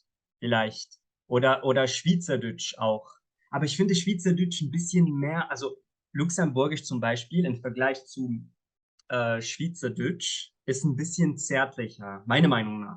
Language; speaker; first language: German; non-native, fluent; Arabic